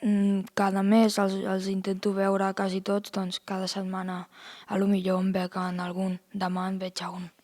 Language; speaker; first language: Catalan; early bilingual, heritage; Russian